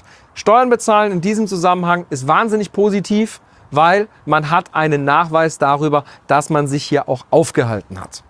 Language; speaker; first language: German; native; German